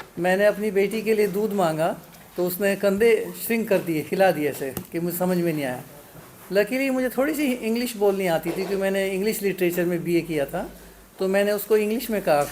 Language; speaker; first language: Hindi; native; Hindi